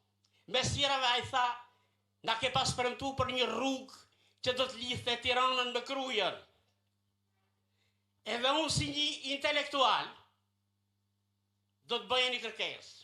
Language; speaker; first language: Albanian; native; Albanian